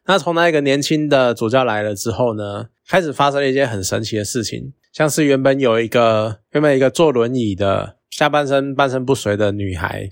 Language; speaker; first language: Chinese; native; Chinese